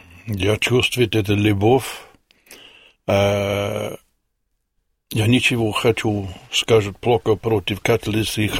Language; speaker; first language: Russian; non-native, learner; English